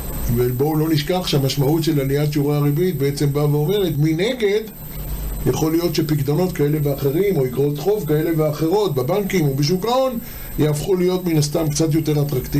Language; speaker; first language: Hebrew; native; Hebrew